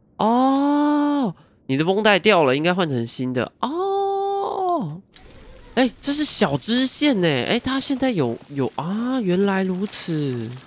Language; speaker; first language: Chinese; native; Chinese